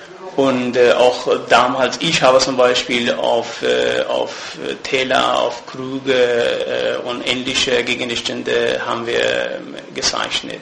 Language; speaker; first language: German; non-native, fluent; Persian